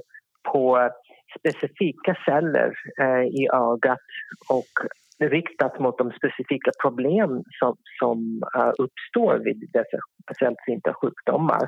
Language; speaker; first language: Swedish; non-native, fluent; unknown